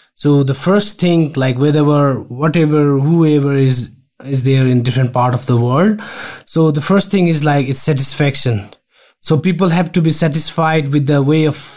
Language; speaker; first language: English; non-native, local second language; Nepali